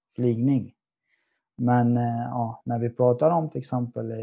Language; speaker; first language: Swedish; non-native, fluent; Arabic